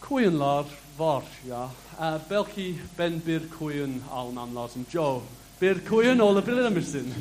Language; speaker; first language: Turkish; non-native, fluent; English